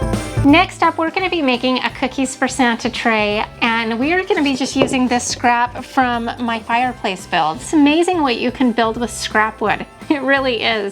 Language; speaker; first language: English; native; English